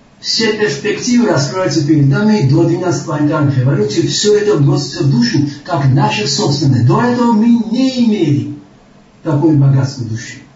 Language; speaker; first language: Russian; non-native, local second language; Georgian